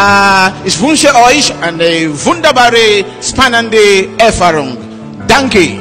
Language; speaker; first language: German; non-native, learner; Yoruba